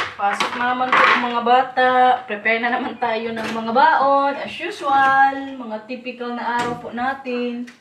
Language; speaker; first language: Filipino; non-native, local second language; Waray